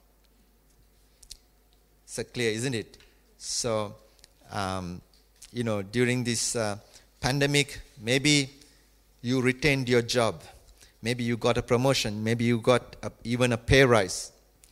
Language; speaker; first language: English; non-native, local second language; Tamil